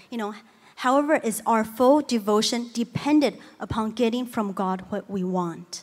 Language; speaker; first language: English; early bilingual, other home language; Chinese